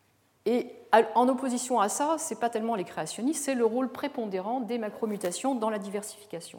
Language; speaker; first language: French; native; French